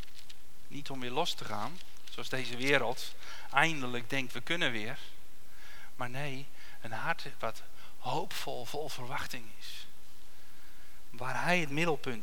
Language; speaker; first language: Dutch; native; Dutch